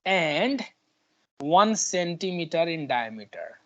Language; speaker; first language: English; non-native, local second language; Nepali